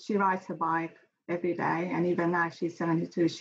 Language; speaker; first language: English; non-native, fluent; Hungarian